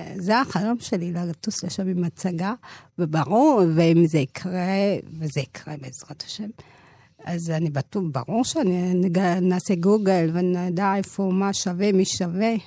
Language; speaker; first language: Hebrew; early bilingual, other home language; Amharic